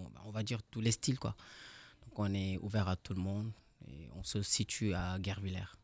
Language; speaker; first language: French; non-native, local second language; Wolof